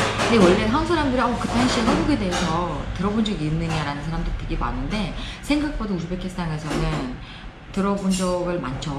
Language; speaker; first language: Korean; non-native, fluent; Uzbek